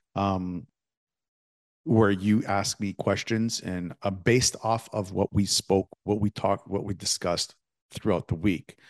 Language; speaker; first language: English; native; English